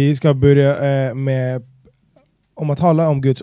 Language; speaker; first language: Swedish; non-native, fluent; Spanish